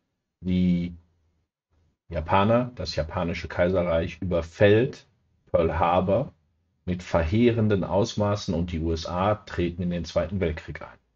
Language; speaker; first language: German; native; German